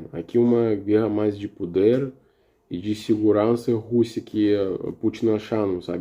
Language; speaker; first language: Portuguese; non-native, learner; Russian